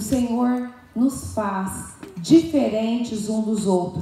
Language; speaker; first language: Portuguese; native; Portuguese